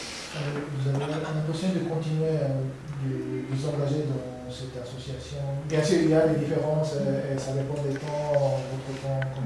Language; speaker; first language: French; non-native, learner; Korean